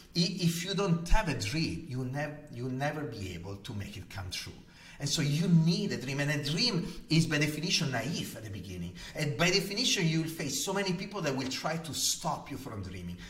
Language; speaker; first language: English; non-native, fluent; Italian